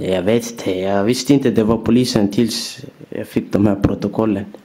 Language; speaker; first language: Swedish; early bilingual, other home language; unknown